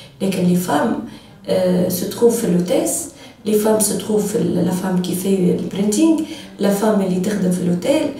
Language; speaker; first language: French; non-native, local second language; Arabic